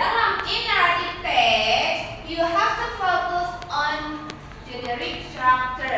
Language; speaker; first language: English; non-native, learner; Indonesian